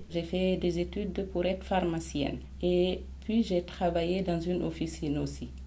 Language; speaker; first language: French; non-native, local second language; Fula